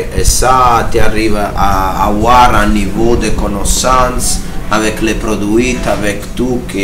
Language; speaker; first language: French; non-native, fluent; Italian